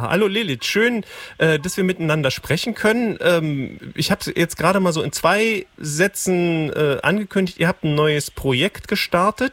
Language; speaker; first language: German; native; German